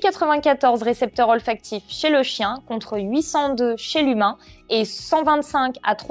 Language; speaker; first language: French; native; French